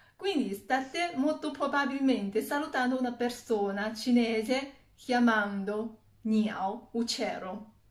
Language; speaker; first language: Italian; non-native, fluent; Chinese